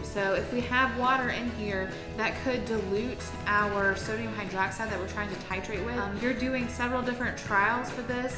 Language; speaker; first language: English; native; English